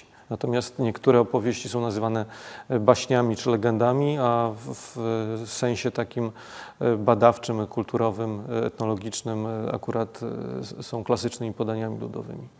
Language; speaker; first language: Polish; native; Polish